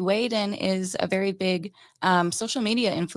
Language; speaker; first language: English; native; English